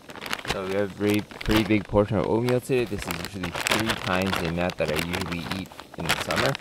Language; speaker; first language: English; native; English